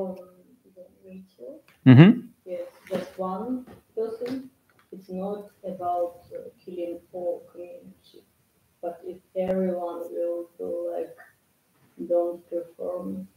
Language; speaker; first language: English; non-native, learner; Russian